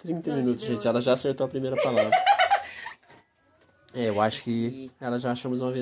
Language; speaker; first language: Portuguese; native; Portuguese